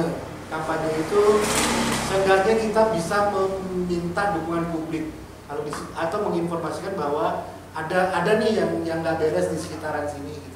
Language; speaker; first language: Indonesian; native; Indonesian